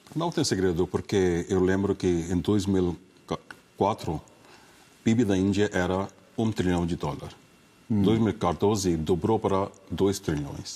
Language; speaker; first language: Portuguese; non-native, fluent; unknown